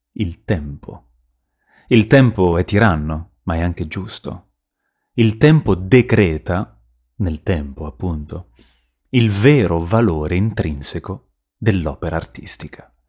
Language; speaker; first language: Italian; native; Italian